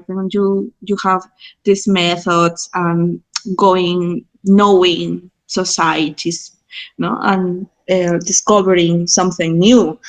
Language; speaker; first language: English; non-native, fluent; Spanish